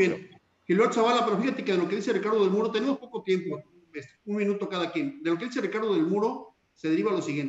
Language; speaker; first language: Spanish; native; Spanish